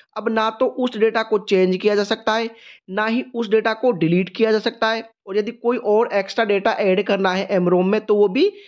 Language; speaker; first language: Hindi; native; Hindi